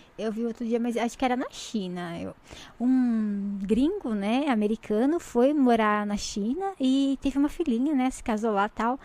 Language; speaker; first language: Portuguese; native; Portuguese